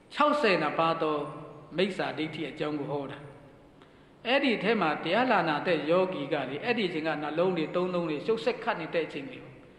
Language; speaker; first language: Burmese; non-native, local second language; Pa'o Karen